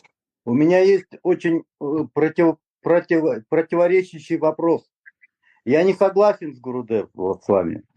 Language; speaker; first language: Russian; native; Russian